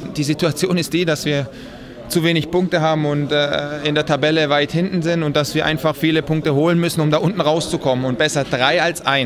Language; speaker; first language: German; native; German